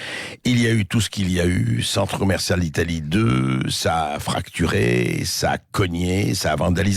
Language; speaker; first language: French; native; French